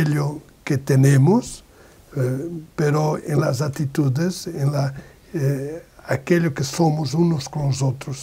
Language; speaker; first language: Spanish; non-native, learner; Portuguese